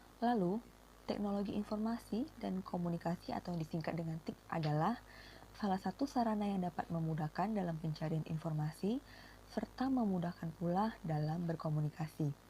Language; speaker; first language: Indonesian; native; Indonesian